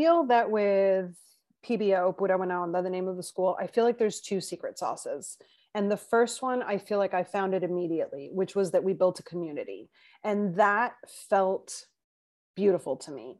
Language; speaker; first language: English; non-native, fluent; Spanish